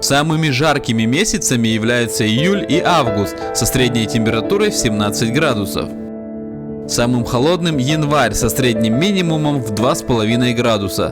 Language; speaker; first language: Russian; native; Russian